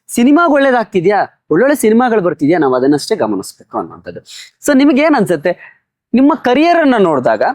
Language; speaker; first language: Kannada; native; Kannada